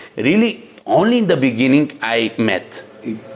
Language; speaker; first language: English; non-native, learner; Bulgarian